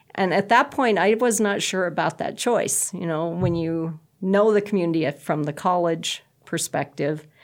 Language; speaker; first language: English; native; English